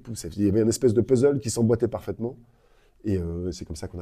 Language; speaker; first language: French; native; French